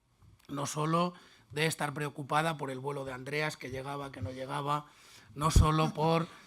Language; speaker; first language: Spanish; native; Spanish